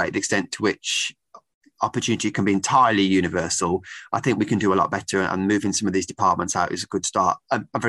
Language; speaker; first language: English; native; English